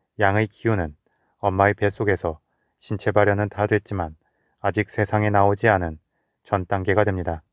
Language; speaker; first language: Korean; native; Korean